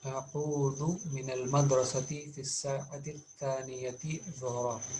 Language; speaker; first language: Arabic; non-native, fluent; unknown